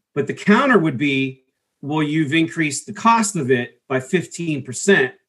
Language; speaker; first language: English; native; English